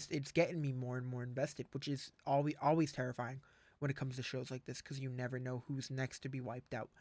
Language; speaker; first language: English; native; English